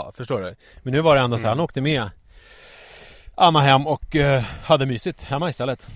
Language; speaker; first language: Swedish; native; Swedish